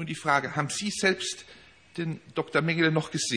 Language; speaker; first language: German; native; German